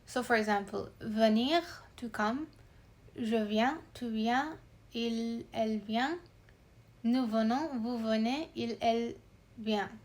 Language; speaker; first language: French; non-native, learner; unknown